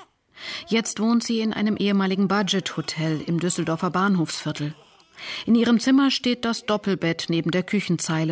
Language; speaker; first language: German; native; German